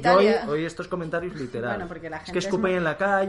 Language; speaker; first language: Spanish; native; Spanish